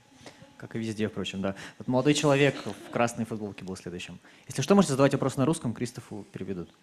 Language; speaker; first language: Russian; native; Russian